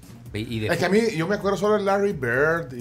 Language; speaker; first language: Spanish; native; Spanish